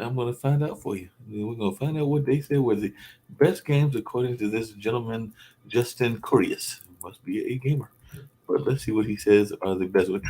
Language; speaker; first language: English; native; English